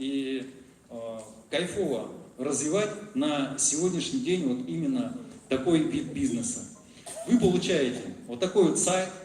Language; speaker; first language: Russian; native; Russian